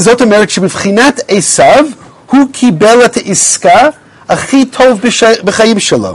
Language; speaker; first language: Hebrew; non-native, fluent; English